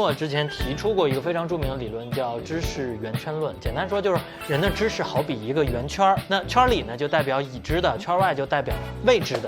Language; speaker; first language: Chinese; native; Chinese